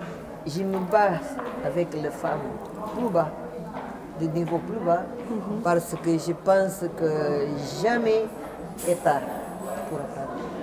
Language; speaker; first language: French; non-native, fluent; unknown